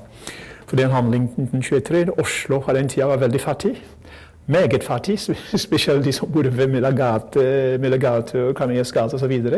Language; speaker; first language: Norwegian; non-native, fluent; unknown